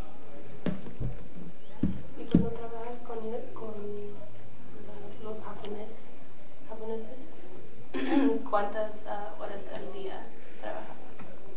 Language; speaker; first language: Spanish; early bilingual, heritage; Spanish